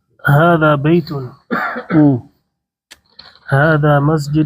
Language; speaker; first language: Arabic; non-native, learner; English